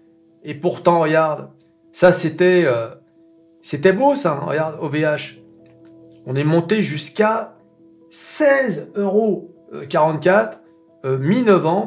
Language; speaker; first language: French; native; French